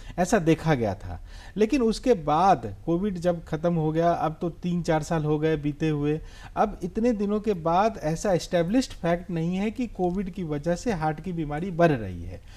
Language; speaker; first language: Hindi; native; Hindi